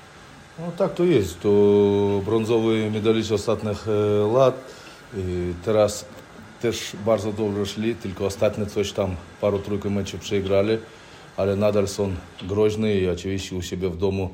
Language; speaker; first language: Polish; non-native, fluent; Ukrainian